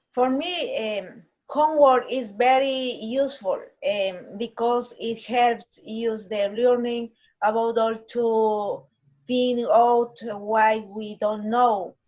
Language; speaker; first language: English; non-native, learner; Spanish